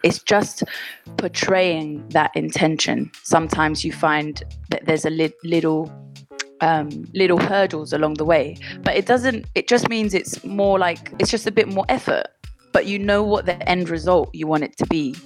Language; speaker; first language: English; native; English